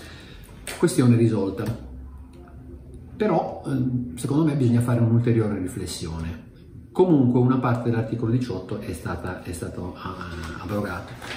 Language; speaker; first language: Italian; native; Italian